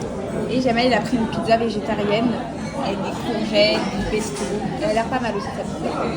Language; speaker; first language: French; native; French